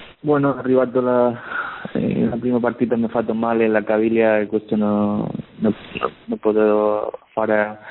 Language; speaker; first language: Italian; non-native, learner; Spanish